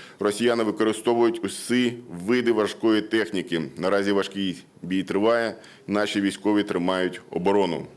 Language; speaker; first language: Ukrainian; native; Ukrainian